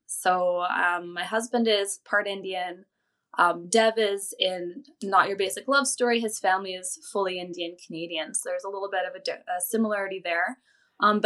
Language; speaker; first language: English; native; English